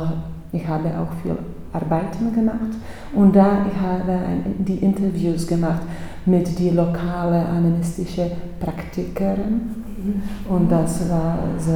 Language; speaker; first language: German; non-native, fluent; Czech